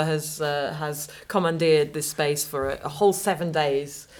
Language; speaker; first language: English; native; English